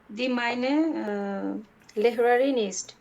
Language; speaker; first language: German; non-native, learner; Bangla